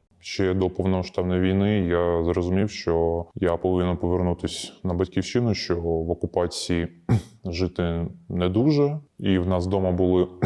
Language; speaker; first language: Ukrainian; non-native, local second language; Russian